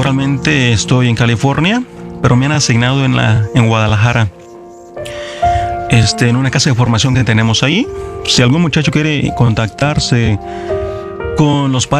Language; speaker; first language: Spanish; native; Spanish